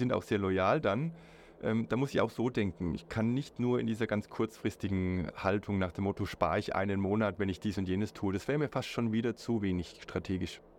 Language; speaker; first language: German; native; German